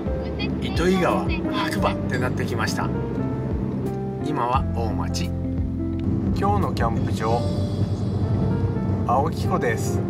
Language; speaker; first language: Japanese; native; Japanese